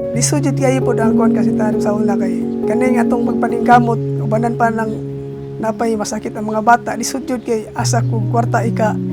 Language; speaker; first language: Cebuano; native; Cebuano